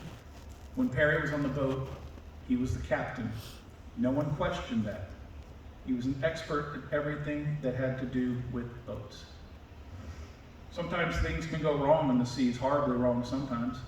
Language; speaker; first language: English; native; English